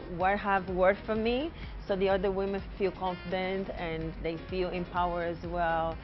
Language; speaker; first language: English; non-native, fluent; Portuguese